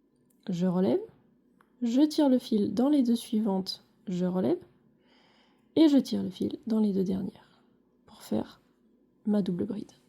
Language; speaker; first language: French; native; French